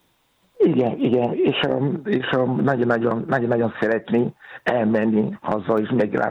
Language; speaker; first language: Hungarian; non-native, fluent; Yoruba